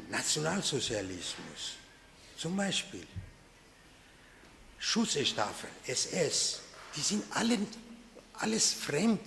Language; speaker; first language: German; non-native, fluent; Persian